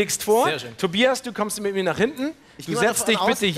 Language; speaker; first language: German; native; German